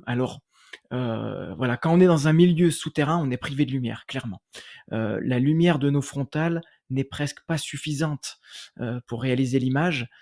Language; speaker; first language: French; native; French